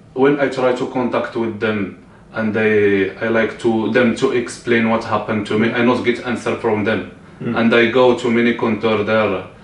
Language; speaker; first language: English; non-native, learner; Arabic